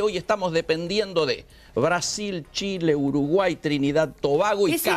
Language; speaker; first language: Spanish; native; Spanish